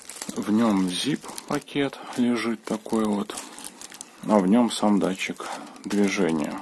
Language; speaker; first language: Russian; native; Russian